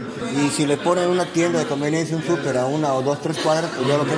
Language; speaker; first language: Spanish; native; Spanish